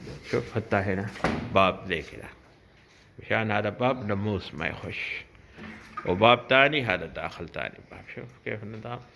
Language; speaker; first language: Arabic; non-native, learner; Urdu